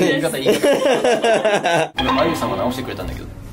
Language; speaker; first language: Japanese; native; Japanese